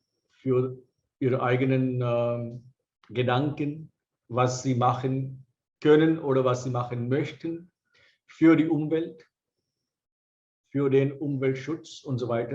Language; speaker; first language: German; non-native, fluent; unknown